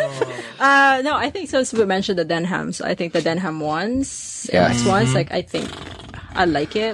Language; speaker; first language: English; non-native, local second language; Filipino